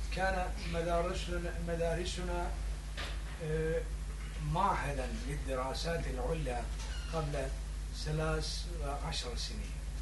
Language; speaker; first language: Arabic; non-native, fluent; Turkish